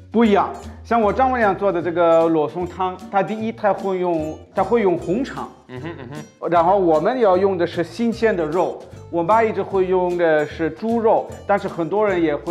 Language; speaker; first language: Chinese; non-native, fluent; German